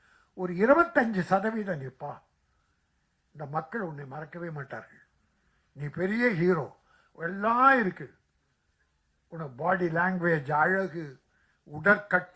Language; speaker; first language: Tamil; native; Tamil